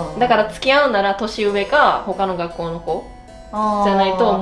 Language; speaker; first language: Japanese; native; Japanese